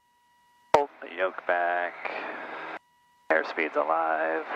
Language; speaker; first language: English; native; English